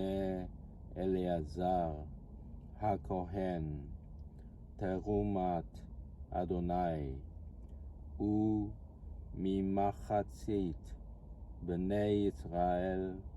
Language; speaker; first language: Hebrew; non-native, learner; Japanese